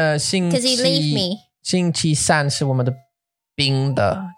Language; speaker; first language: Chinese; non-native, learner; English